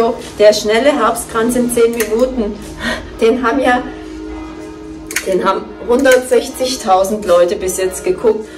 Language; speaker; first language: German; native; German